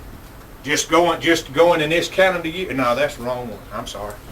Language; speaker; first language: English; native; English